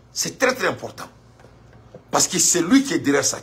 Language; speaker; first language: French; non-native, local second language; Bambara